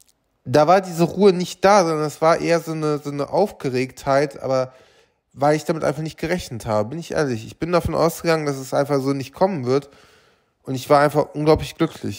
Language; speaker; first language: German; native; German